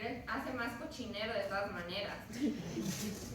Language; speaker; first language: Spanish; early bilingual, other home language; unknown